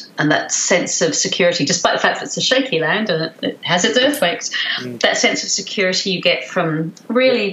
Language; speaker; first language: English; native; English